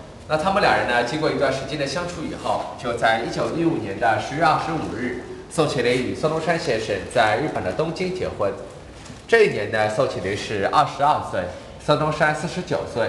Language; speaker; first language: Chinese; native; Chinese